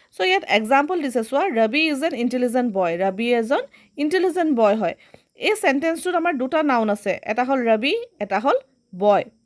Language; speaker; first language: Assamese; native; Assamese